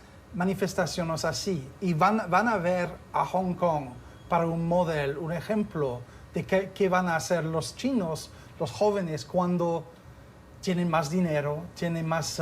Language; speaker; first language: Spanish; non-native, fluent; English